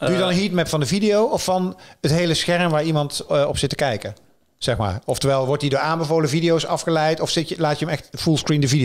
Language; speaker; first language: Dutch; native; Dutch